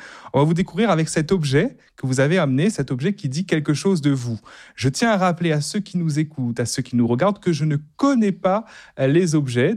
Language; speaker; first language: French; native; French